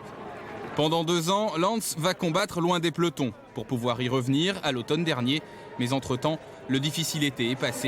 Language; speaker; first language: French; native; French